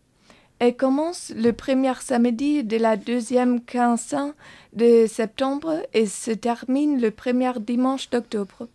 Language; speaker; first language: French; non-native, fluent; German